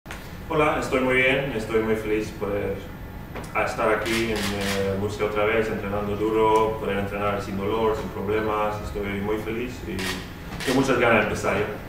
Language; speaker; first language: Spanish; non-native, fluent; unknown